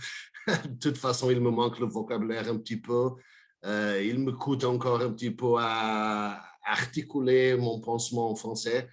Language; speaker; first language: French; non-native, fluent; Portuguese